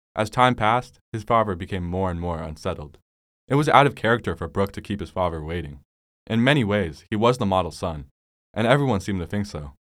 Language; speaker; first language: English; native; English